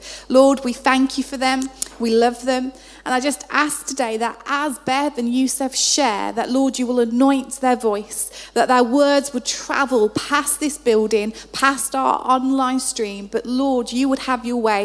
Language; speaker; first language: English; non-native, fluent; Arabic